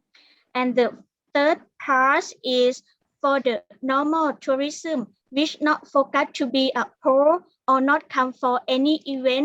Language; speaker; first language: English; non-native, learner; Thai